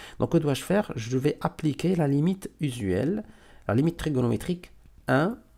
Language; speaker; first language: French; non-native, local second language; Arabic